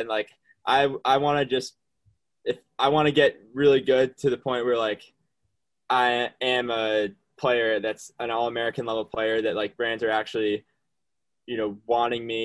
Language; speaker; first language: English; native; English